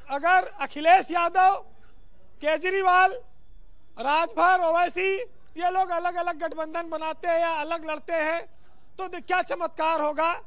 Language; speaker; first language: Hindi; native; Hindi